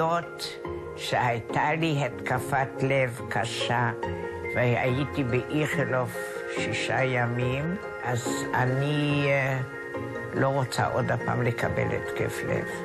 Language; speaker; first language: Hebrew; non-native, fluent; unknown